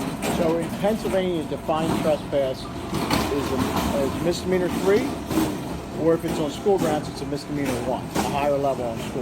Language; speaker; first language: English; native; English